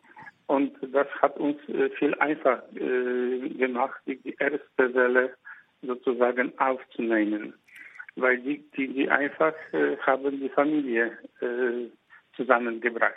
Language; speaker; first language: German; non-native, fluent; Polish